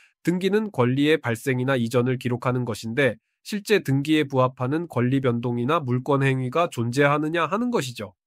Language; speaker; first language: Korean; native; Korean